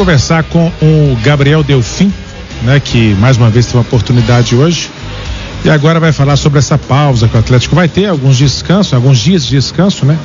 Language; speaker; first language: Portuguese; native; Portuguese